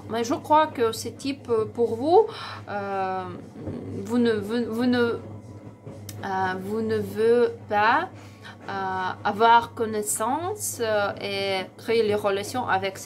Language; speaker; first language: French; non-native, learner; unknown